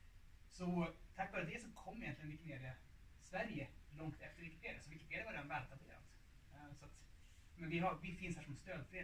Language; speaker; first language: Swedish; native; Swedish